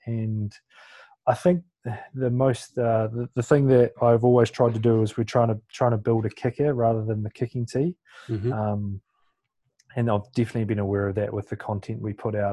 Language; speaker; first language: English; native; English